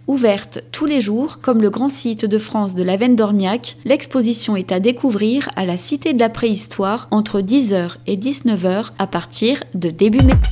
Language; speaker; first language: French; native; French